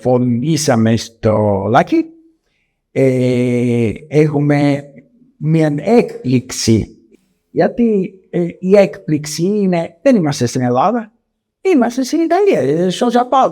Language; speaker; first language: Greek; non-native, learner; Italian